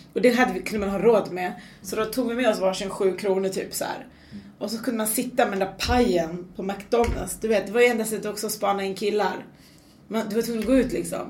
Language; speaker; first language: Swedish; early bilingual, other home language; Persian